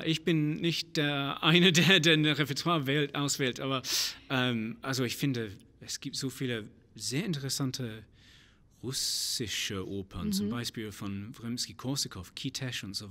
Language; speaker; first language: German; non-native, fluent; English